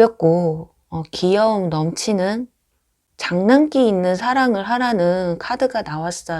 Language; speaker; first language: Korean; native; Korean